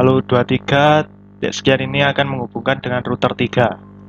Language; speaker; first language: Indonesian; native; Indonesian